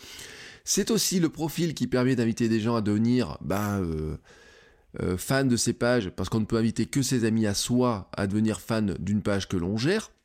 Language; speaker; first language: French; native; French